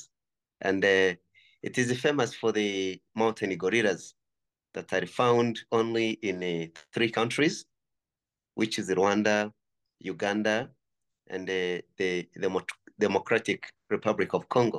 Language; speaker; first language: English; non-native, local second language; Kinyarwanda